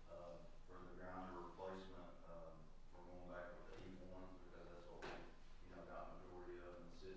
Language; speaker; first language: English; native; English